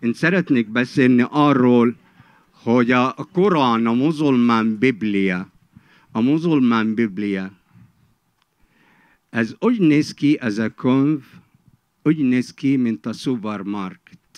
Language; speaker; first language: Hungarian; non-native, fluent; Arabic